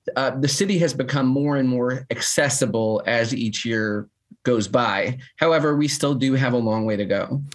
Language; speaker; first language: English; native; English